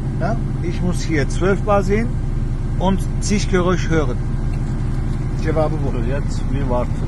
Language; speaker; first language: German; non-native, fluent; Turkish